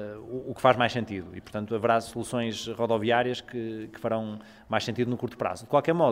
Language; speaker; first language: Portuguese; native; Portuguese